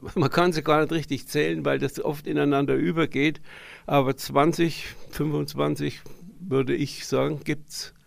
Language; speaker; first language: German; native; German